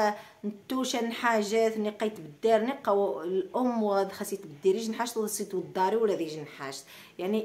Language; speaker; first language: Arabic; native; Arabic